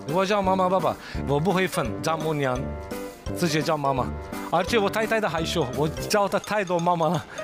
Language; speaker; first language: Chinese; non-native, fluent; Turkish